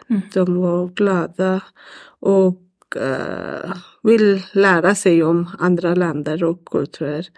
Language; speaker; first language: Swedish; non-native, learner; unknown